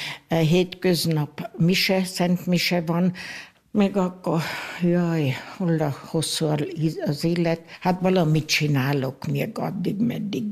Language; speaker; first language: Hungarian; early bilingual, heritage; Hungarian